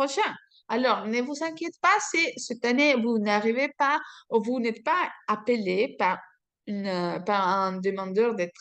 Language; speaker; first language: French; non-native, fluent; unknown